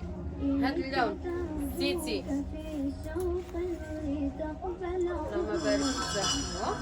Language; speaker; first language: Arabic; native; Arabic